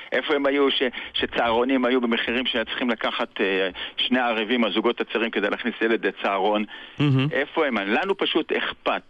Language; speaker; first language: Hebrew; native; Hebrew